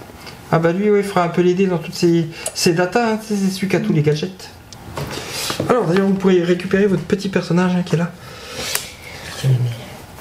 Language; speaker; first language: French; native; French